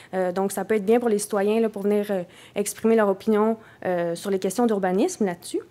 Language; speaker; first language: French; native; French